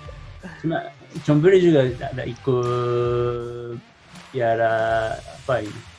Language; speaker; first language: Indonesian; non-native, learner; Japanese